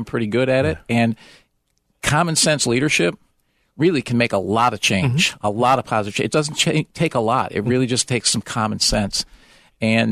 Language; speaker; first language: English; native; English